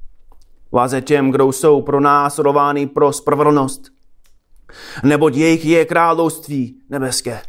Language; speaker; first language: Czech; non-native, fluent; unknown